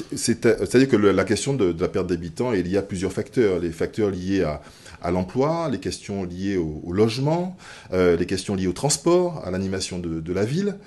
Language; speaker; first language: French; native; French